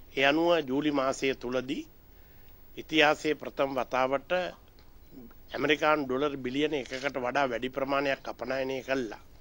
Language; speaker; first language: Sinhala; native; Sinhala